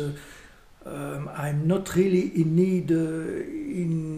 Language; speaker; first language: English; non-native, fluent; French